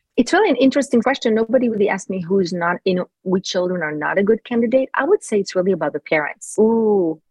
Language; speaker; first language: English; non-native, fluent; Hebrew